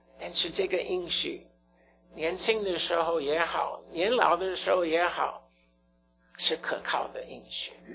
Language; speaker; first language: Chinese; non-native, fluent; English